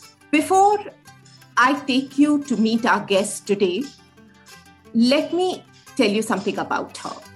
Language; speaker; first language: English; non-native, local second language; Hindi